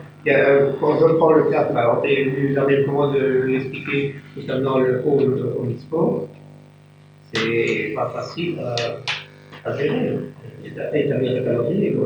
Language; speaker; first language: French; native; French